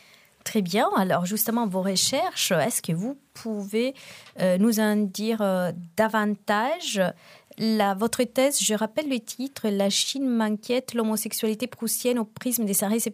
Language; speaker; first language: French; non-native, fluent; Italian